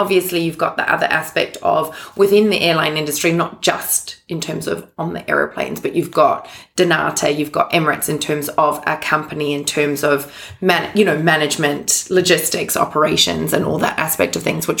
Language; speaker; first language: English; native; English